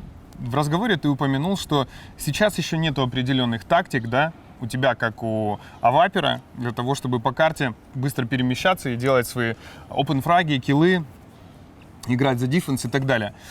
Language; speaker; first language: Russian; native; Russian